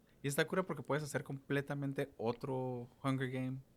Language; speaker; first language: Spanish; native; Spanish